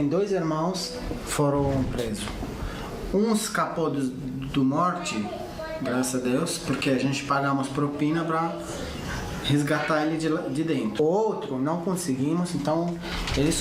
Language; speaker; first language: Portuguese; early bilingual, other home language; Arabic